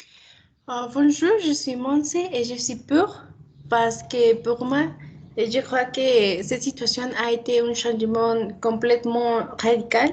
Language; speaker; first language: French; non-native, learner; Spanish